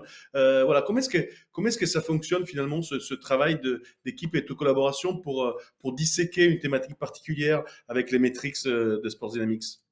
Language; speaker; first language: French; native; French